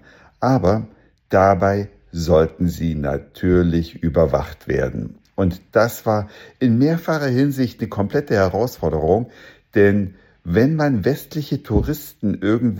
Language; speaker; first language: German; native; German